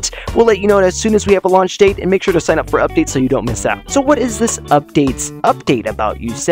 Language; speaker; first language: English; native; English